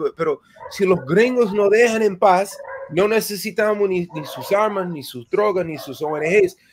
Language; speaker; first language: Spanish; non-native, fluent; English